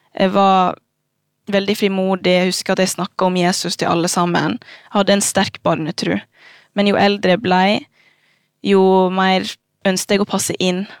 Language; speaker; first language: Norwegian; early bilingual, other home language; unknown